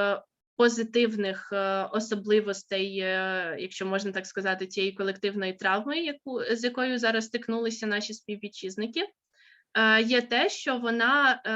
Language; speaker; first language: Ukrainian; native; Ukrainian